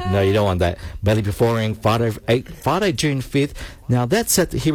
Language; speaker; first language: English; native; English